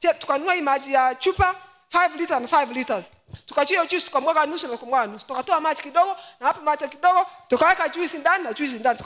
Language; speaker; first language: Swahili; non-native, local second language; Gusii